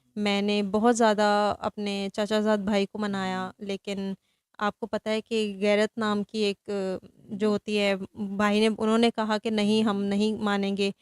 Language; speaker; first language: Urdu; non-native, local second language; Sindhi